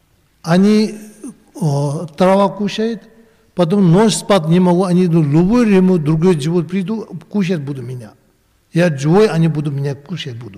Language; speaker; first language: Russian; non-native, learner; Tibetan